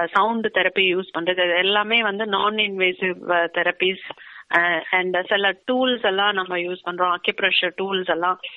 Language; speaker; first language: Tamil; native; Tamil